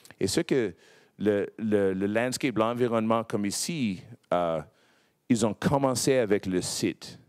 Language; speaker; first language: French; non-native, local second language; English